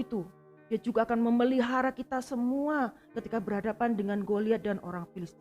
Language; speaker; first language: Indonesian; native; Indonesian